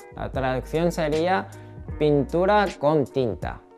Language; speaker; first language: Spanish; non-native, fluent; Japanese